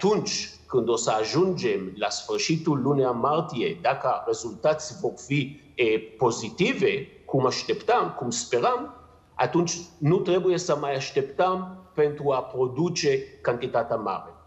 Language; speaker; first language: Romanian; non-native, learner; Hebrew